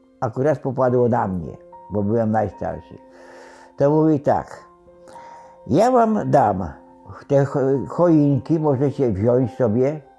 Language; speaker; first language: Polish; native; Polish